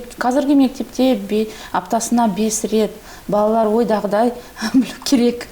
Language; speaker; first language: Kazakh; non-native, local second language; Russian